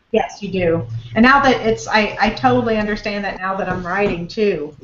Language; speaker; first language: English; native; English